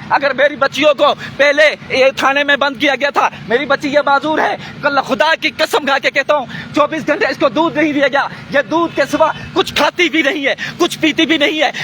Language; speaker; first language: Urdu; non-native, local second language; Sindhi